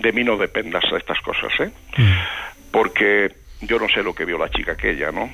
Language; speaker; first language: Spanish; native; Spanish